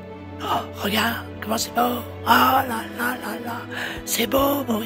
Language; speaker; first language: French; native; French